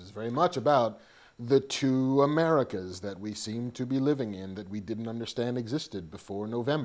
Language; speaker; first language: English; native; English